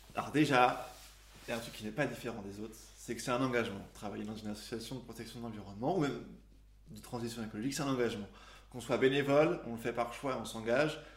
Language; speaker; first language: French; native; French